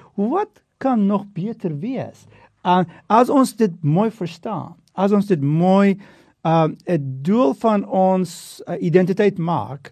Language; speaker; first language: Afrikaans; non-native, fluent; Turkish